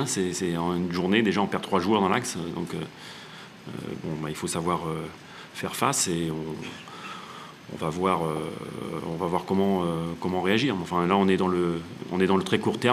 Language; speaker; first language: French; native; French